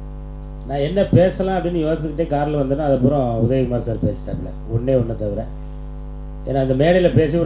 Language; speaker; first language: Tamil; native; Tamil